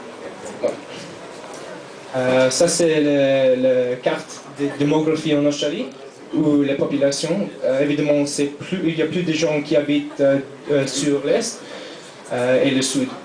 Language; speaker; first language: French; non-native, fluent; English